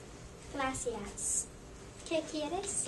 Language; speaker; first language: Spanish; non-native, learner; English